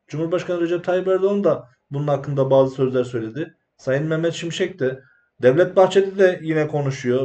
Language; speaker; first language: Turkish; native; Turkish